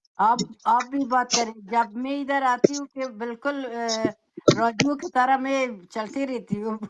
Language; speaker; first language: Urdu; non-native, local second language; Persian